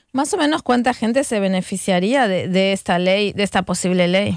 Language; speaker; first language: Spanish; native; Spanish